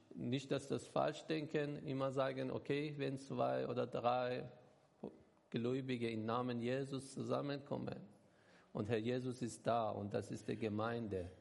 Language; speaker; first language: German; non-native, learner; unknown